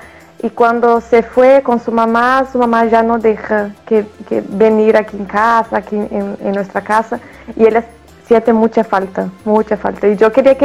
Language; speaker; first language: Spanish; non-native, fluent; Portuguese